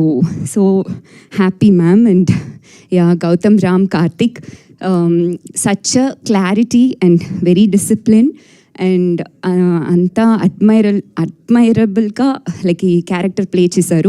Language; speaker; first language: Telugu; non-native, learner; Tamil